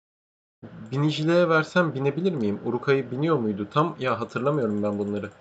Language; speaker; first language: Turkish; native; Turkish